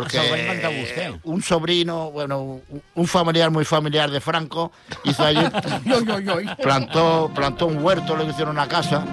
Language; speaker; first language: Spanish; non-native, local second language; Catalan